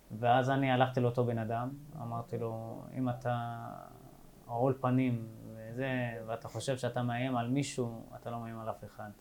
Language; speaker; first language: Hebrew; non-native, local second language; Arabic